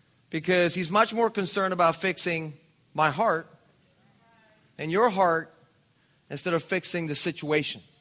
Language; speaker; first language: English; non-native, fluent; Spanish